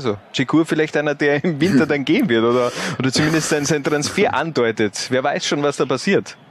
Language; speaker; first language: German; native; German